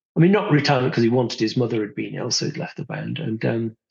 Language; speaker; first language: English; native; English